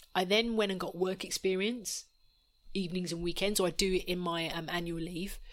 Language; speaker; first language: English; native; English